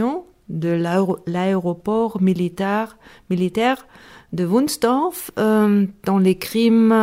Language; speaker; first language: French; non-native, learner; Spanish